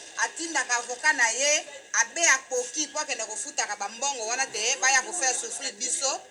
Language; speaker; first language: Lingala; native; Lingala